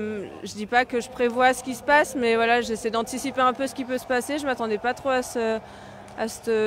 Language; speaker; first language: French; native; French